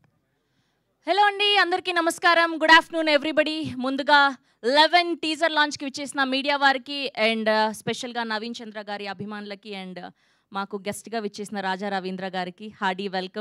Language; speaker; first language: Telugu; native; Telugu